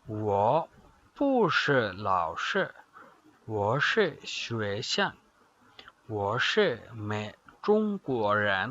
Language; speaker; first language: Chinese; non-native, fluent; Urdu